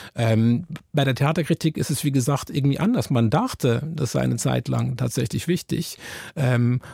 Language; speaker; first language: German; native; German